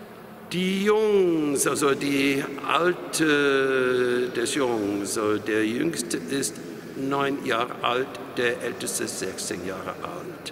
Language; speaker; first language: German; non-native, fluent; English